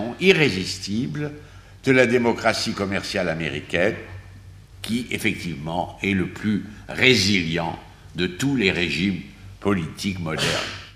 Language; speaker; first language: French; native; French